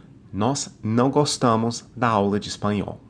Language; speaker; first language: Portuguese; non-native, fluent; English